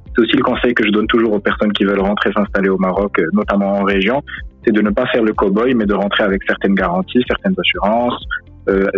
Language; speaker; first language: French; non-native, local second language; Arabic